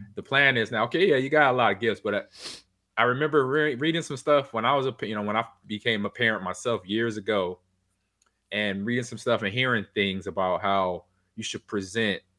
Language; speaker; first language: English; native; English